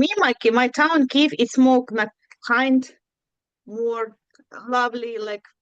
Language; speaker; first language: English; non-native, learner; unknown